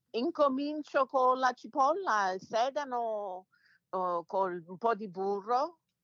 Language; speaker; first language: Italian; early bilingual, heritage; Italian